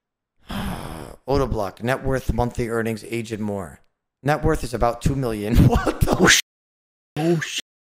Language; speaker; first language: English; native; English